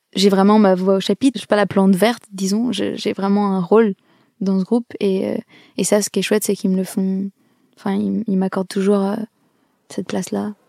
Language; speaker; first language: French; native; French